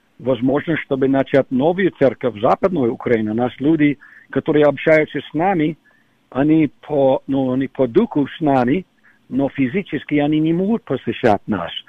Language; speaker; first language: Russian; non-native, fluent; English